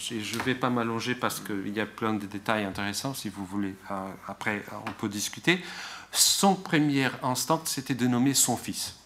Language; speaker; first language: French; non-native, fluent; Portuguese